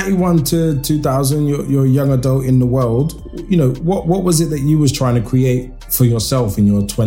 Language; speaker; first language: English; native; English